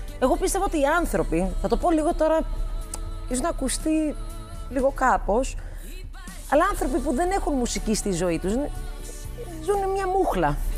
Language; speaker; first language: Greek; early bilingual, heritage; Greek